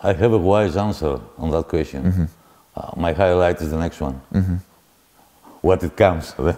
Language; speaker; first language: English; non-native, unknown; Greek